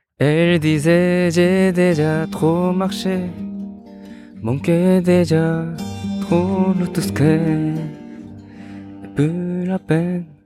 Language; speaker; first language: French; non-native, learner; Korean